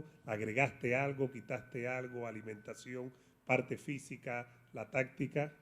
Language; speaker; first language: Spanish; native; Spanish